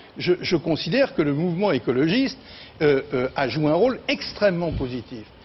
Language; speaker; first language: French; native; French